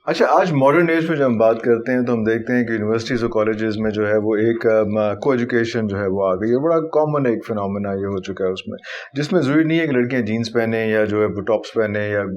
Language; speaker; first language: Urdu; native; Urdu